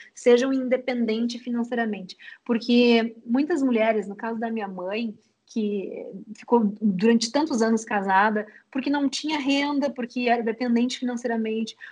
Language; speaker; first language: Portuguese; native; Portuguese